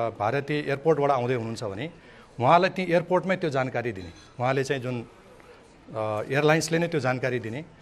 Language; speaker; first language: Nepali; native; Nepali